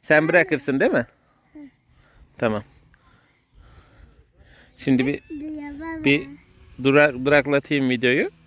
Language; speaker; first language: Turkish; native; Turkish